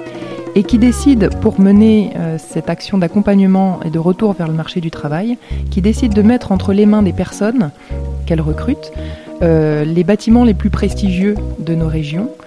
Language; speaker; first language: French; native; French